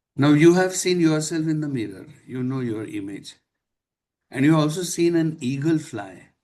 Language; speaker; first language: English; non-native, local second language; Marathi